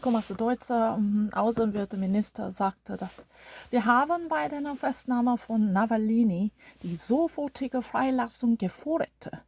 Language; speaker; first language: German; non-native, learner; Korean